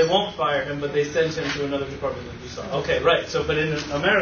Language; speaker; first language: English; native; English